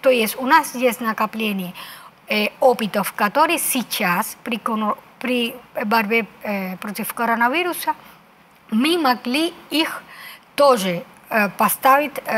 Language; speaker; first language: Russian; non-native, fluent; Spanish